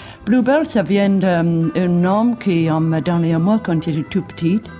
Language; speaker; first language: French; non-native, fluent; English